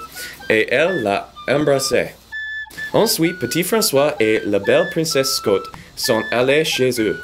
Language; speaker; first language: French; non-native, learner; English